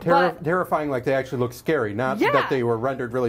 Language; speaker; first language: English; native; English